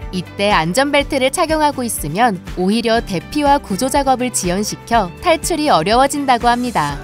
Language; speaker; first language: Korean; native; Korean